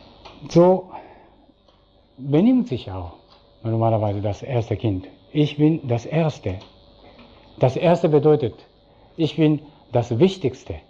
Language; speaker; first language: German; non-native, fluent; Japanese